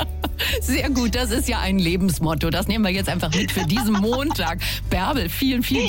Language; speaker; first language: German; native; German